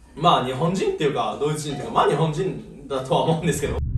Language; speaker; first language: Japanese; native; Japanese